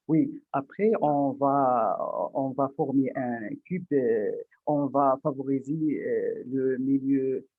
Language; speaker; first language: French; non-native, local second language; Arabic